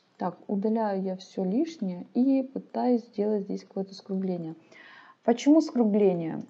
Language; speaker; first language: Russian; non-native, local second language; Ukrainian